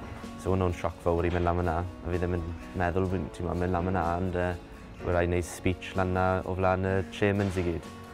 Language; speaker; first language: Welsh; native; Welsh